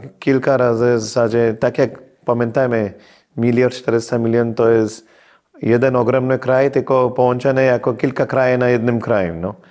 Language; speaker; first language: Polish; non-native, fluent; Hindi